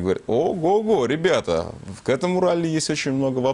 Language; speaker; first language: Russian; native; Russian